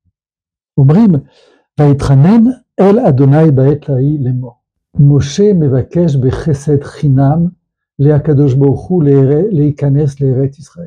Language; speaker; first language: Hebrew; non-native, fluent; French